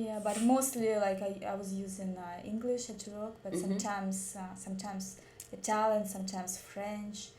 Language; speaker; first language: English; non-native, learner; Russian